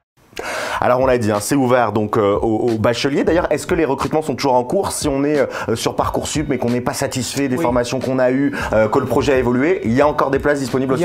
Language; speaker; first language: French; native; French